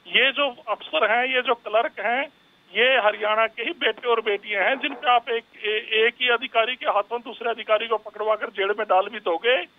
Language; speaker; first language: Hindi; native; Hindi